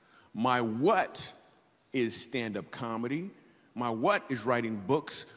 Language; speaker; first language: English; native; English